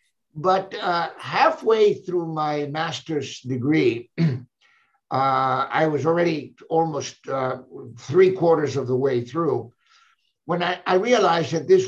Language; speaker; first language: English; non-native, fluent; Spanish